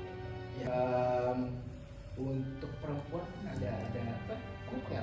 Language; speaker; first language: Indonesian; native; Indonesian